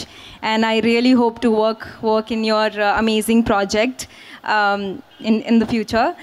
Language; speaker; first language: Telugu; non-native, learner; Hindi